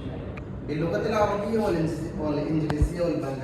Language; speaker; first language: Arabic; non-native, fluent; Bangla